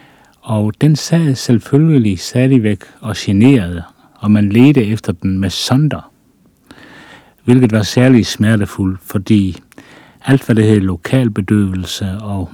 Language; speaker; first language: Danish; native; Danish